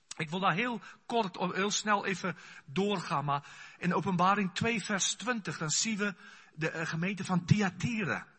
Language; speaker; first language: Dutch; non-native, fluent; Afrikaans